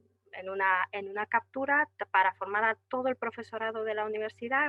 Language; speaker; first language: Spanish; native; Spanish